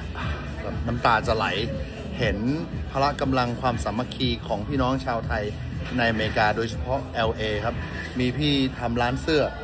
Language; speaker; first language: Thai; native; Thai